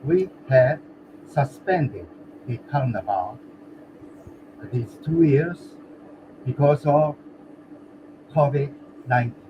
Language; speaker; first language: English; non-native, learner; Japanese